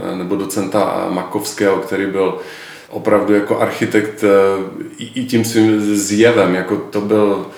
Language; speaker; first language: Czech; native; Czech